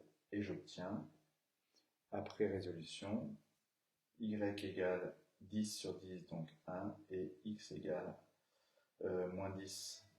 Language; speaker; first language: French; native; French